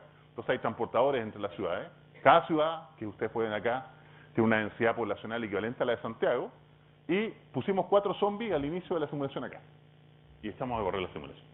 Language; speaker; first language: Spanish; native; Spanish